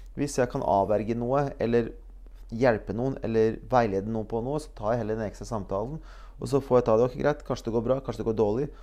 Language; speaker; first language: Norwegian; early bilingual, other home language; Bosnian